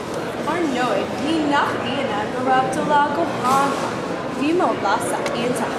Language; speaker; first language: Irish; non-native, learner; English